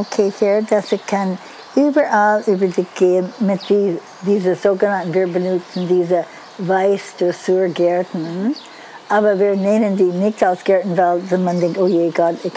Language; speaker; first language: German; non-native, fluent; English